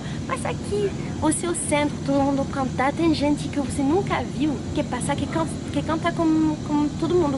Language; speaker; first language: Portuguese; non-native, fluent; French